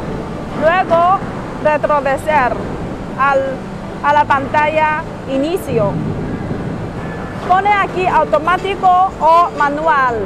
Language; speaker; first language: Spanish; non-native, learner; Chinese